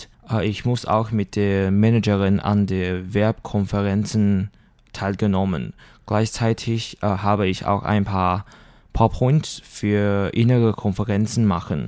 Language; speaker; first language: German; non-native, learner; Chinese